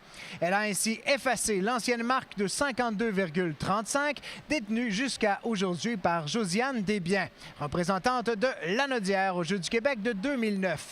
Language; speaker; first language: French; native; French